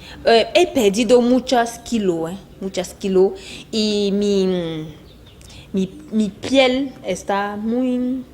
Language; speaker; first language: Spanish; non-native, learner; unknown